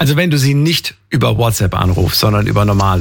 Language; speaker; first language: German; native; German